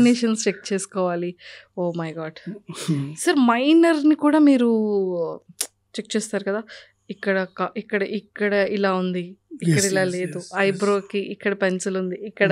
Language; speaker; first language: Telugu; native; Telugu